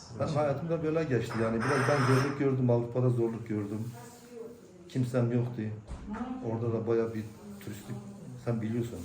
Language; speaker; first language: Turkish; non-native, local second language; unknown